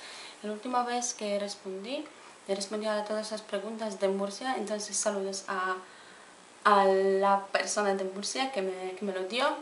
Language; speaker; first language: Spanish; non-native, fluent; Polish